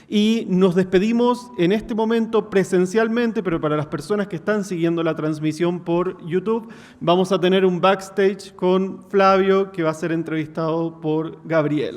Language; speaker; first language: Spanish; native; Spanish